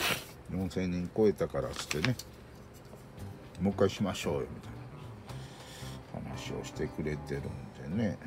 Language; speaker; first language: Japanese; native; Japanese